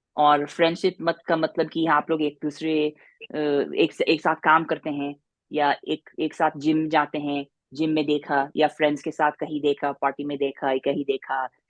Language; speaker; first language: Hindi; non-native, fluent; English